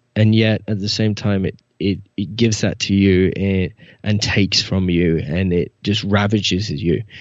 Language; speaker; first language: English; native; English